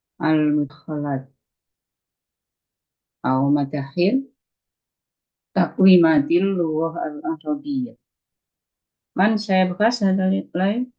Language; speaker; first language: Arabic; non-native, local second language; Indonesian